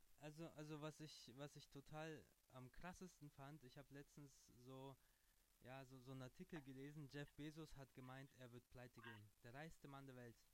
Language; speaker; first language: German; early bilingual, other home language; Russian